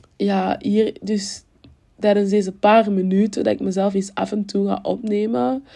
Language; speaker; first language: Dutch; early bilingual, other home language; French